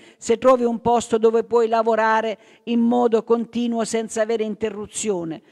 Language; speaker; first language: Italian; native; Italian